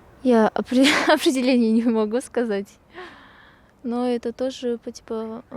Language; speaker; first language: Russian; non-native, local second language; Kyrgyz